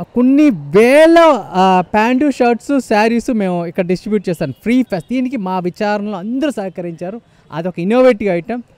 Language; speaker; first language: Telugu; non-native, local second language; Malayalam